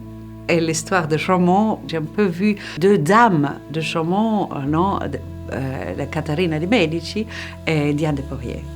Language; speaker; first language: French; non-native, fluent; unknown